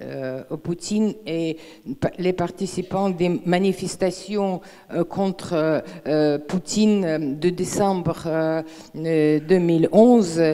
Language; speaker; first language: French; non-native, fluent; Russian